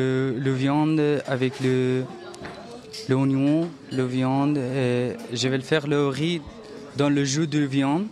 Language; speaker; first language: French; non-native, learner; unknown